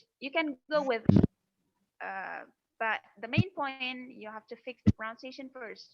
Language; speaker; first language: English; non-native, fluent; Indonesian